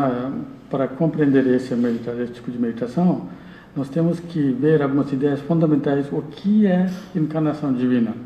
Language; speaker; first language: Portuguese; non-native, learner; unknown